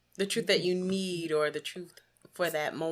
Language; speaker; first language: English; native; English